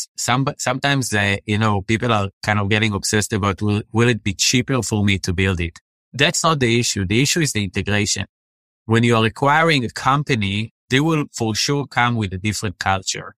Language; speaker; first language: English; non-native, fluent; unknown